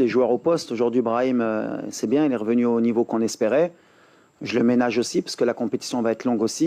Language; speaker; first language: French; native; French